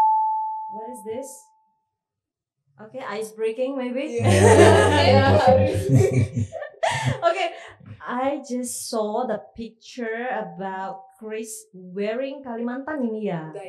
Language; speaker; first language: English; non-native, fluent; Indonesian